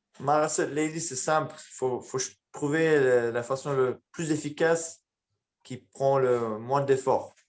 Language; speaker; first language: French; early bilingual, other home language; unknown